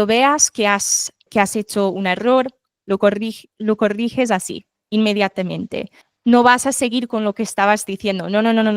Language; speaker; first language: Spanish; non-native, fluent; English